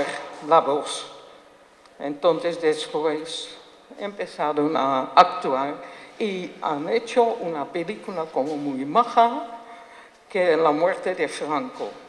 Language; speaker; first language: Spanish; non-native, fluent; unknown